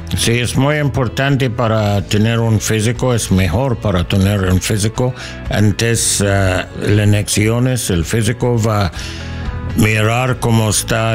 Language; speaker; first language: Spanish; non-native, learner; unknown